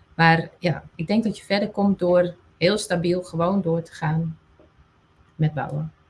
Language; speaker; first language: Dutch; non-native, local second language; Western Frisian